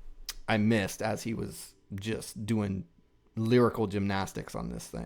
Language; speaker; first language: English; native; English